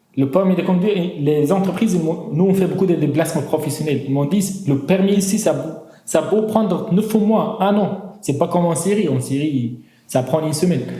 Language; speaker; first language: French; non-native, fluent; Arabic